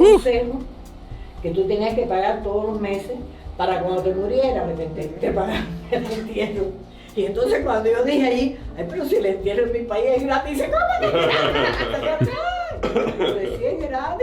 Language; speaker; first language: Spanish; native; Spanish